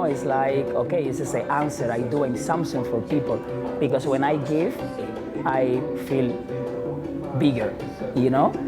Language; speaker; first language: English; non-native, learner; Spanish